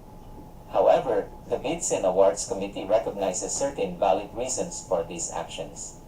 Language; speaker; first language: English; non-native, local second language; Cebuano